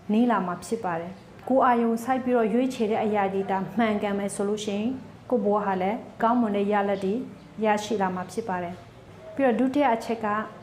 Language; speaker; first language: Burmese; non-native, local second language; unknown